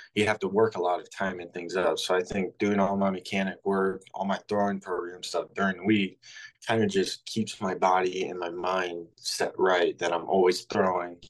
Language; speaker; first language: English; native; English